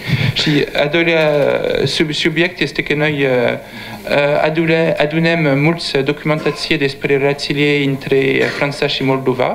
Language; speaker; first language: Romanian; non-native, learner; French